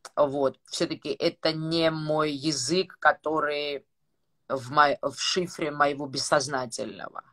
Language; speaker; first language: Russian; non-native, fluent; Georgian